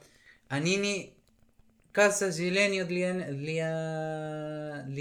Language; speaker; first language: Russian; non-native, learner; Spanish